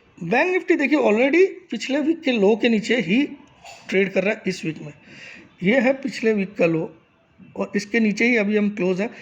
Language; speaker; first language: Hindi; native; Hindi